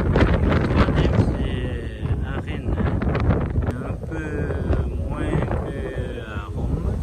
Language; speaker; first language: French; non-native, learner; Korean